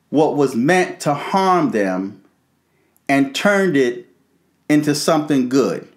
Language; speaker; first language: English; native; English